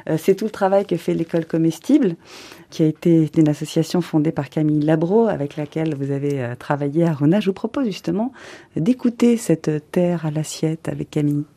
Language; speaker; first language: French; native; French